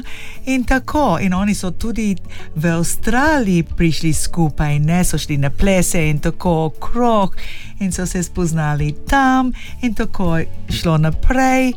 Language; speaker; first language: Slovenian; early bilingual, heritage; Slovenian